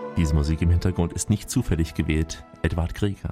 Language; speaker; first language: German; native; German